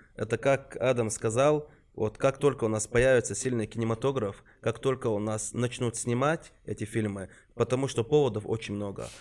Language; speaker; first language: Russian; non-native, local second language; Chechen